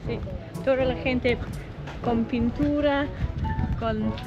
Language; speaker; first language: Spanish; non-native, learner; English